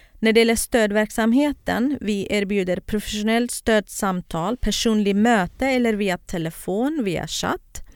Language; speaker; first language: Swedish; non-native, fluent; Kurdish